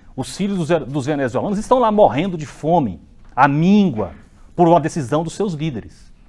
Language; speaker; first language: Portuguese; native; Portuguese